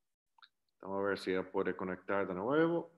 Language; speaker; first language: Spanish; non-native, learner; English